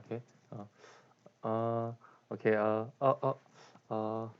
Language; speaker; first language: English; non-native, learner; Korean